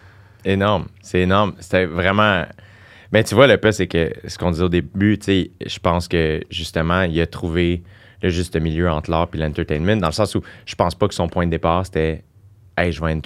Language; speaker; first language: French; native; French